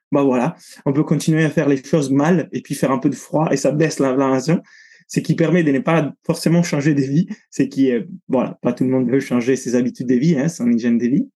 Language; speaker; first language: French; non-native, fluent; Italian